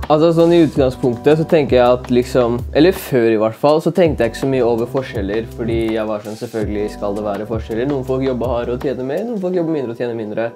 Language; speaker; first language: Norwegian; native; Norwegian